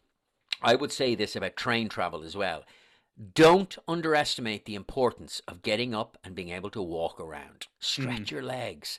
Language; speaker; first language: English; native; English